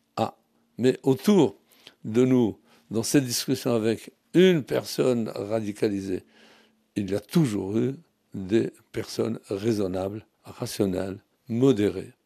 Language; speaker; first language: French; native; French